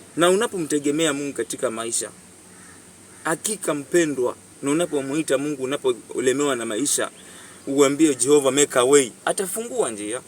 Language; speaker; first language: Swahili; non-native, local second language; Kamba